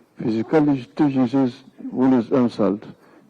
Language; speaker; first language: German; non-native, fluent; Luo (Kenya and Tanzania)